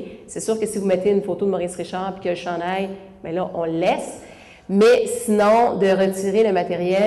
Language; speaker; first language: French; native; French